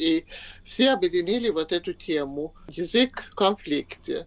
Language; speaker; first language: Russian; non-native, fluent; Swedish